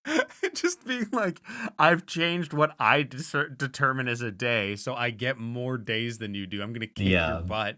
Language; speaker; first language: English; native; English